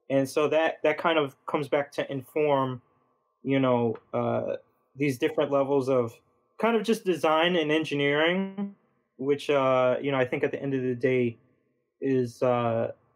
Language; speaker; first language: English; native; English